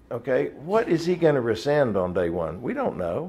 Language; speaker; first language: English; native; English